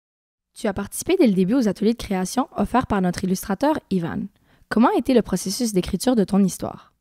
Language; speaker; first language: French; early bilingual, other home language; Chinese